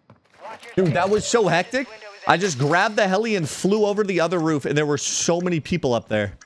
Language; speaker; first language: English; native; English